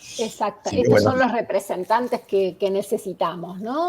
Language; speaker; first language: Spanish; native; Spanish